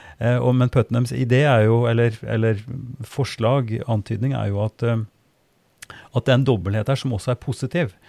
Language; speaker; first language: Norwegian; native; Norwegian